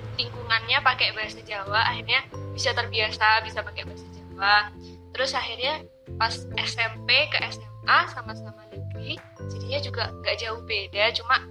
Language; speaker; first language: Indonesian; native; Indonesian